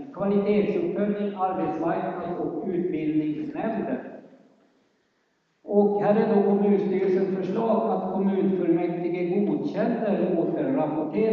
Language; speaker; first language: Swedish; native; Swedish